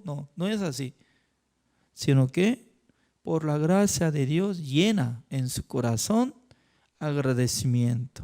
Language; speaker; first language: Spanish; non-native, fluent; Korean